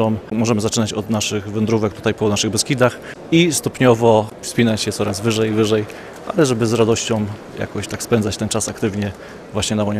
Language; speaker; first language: Polish; native; Polish